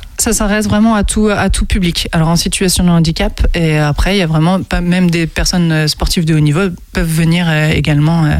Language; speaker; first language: French; native; French